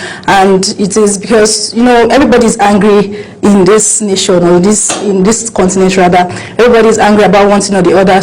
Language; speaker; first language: English; non-native, local second language; Yoruba